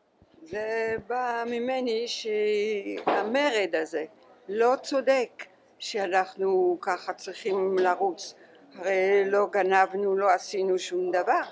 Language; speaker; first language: Hebrew; non-native, fluent; French